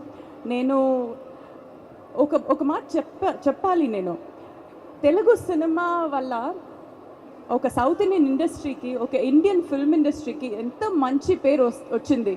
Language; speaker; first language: Telugu; non-native, fluent; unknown